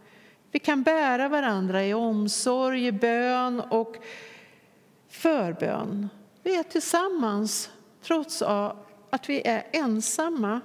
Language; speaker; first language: Swedish; native; Swedish